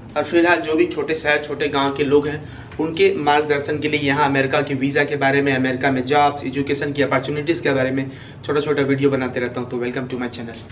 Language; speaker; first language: Hindi; native; Hindi